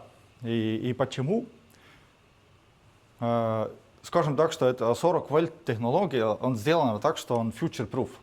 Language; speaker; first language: Russian; non-native, fluent; Estonian